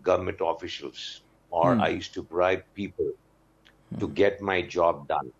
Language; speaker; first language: English; non-native, local second language; Urdu